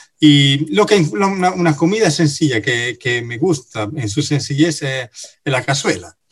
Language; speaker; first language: Spanish; non-native, fluent; Italian